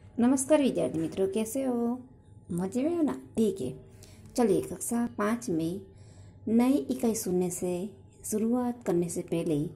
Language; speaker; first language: Hindi; non-native, local second language; Gujarati